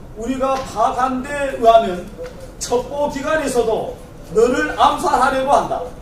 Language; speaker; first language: Korean; native; Korean